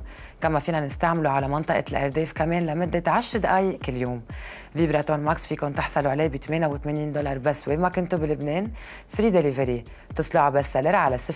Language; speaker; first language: Arabic; native; Arabic